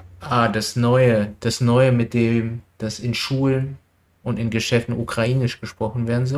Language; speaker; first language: German; non-native, learner; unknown